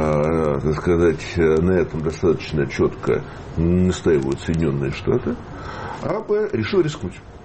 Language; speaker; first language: Russian; native; Russian